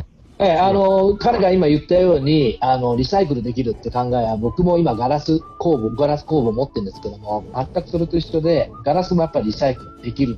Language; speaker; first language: Japanese; native; Japanese